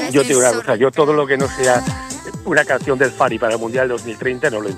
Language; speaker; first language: Spanish; native; Spanish